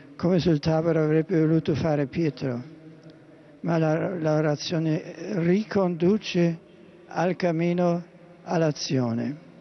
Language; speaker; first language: Italian; non-native, fluent; German